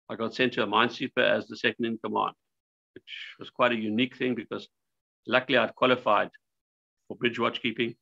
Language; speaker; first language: English; native; English